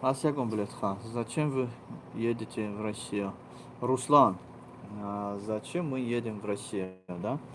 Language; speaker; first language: Russian; non-native, local second language; Tajik